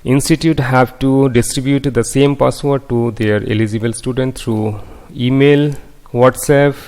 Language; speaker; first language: English; non-native, local second language; Bangla